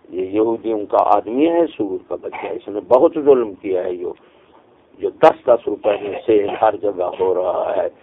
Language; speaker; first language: Urdu; non-native, local second language; Punjabi